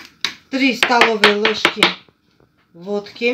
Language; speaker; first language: Russian; non-native, fluent; Armenian